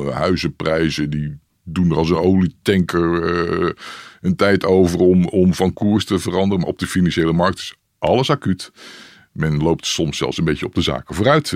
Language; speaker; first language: Dutch; native; Dutch